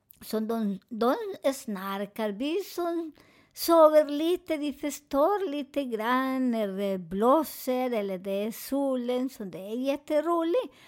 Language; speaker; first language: Swedish; non-native, learner; Spanish